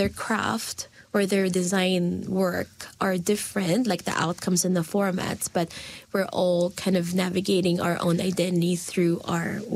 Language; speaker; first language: English; non-native, local second language; Filipino